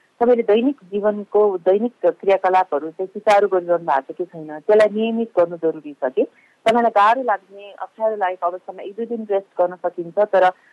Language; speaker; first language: Nepali; native; Nepali